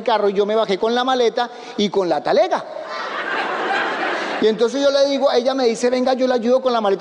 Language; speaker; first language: Spanish; native; Spanish